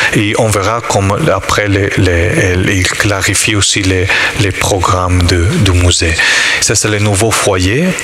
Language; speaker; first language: French; non-native, learner; Italian